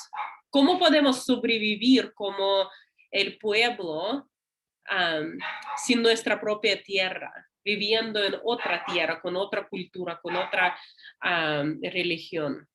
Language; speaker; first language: Spanish; non-native, learner; English